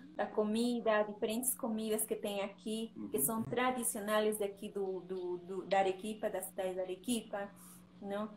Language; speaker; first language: Portuguese; non-native, learner; Spanish